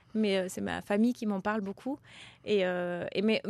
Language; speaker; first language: French; early bilingual, other home language; Turkish